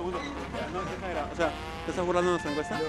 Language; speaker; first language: Spanish; native; Spanish